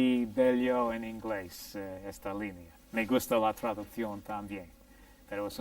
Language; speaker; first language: Spanish; non-native, fluent; English